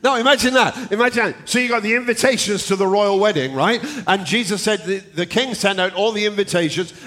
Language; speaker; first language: English; native; English